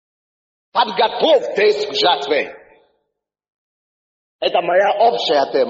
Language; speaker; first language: Russian; non-native, fluent; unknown